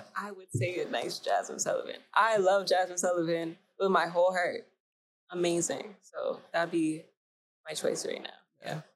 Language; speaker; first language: English; native; English